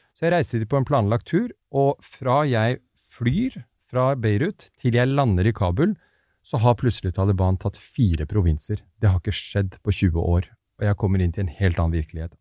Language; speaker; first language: Norwegian; early bilingual, other home language; Persian